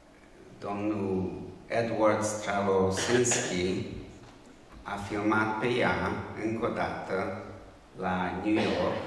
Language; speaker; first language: Romanian; non-native, local second language; Hungarian